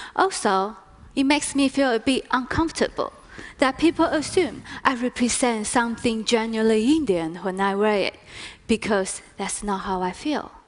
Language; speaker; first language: English; native; English